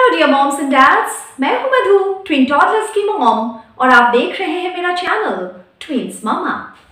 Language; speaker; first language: Hindi; non-native, local second language; Assamese